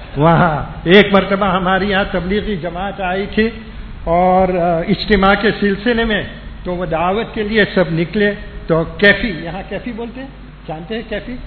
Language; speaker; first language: Urdu; non-native, fluent; Gujarati